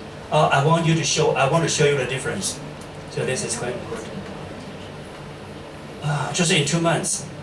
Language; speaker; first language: English; non-native, fluent; Chinese